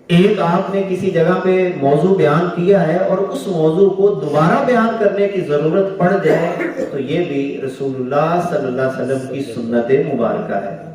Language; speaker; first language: Urdu; non-native, local second language; Punjabi